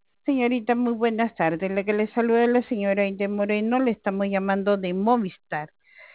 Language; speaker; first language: Spanish; native; Spanish